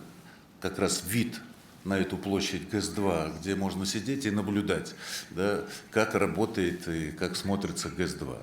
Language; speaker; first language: Russian; native; Russian